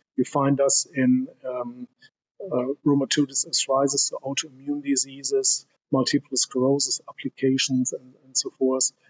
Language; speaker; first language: English; non-native, fluent; German